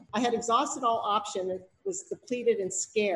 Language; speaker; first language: English; native; English